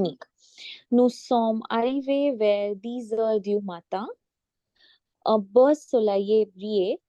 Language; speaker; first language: French; non-native, learner; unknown